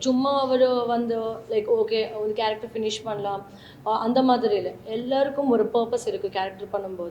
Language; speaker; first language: Tamil; non-native, learner; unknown